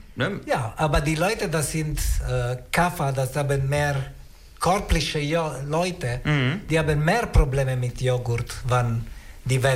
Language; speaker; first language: German; non-native, learner; Italian